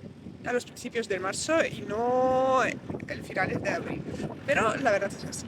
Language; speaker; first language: Spanish; non-native, fluent; Russian